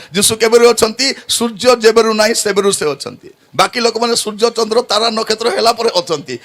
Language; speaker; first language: Odia; native; Odia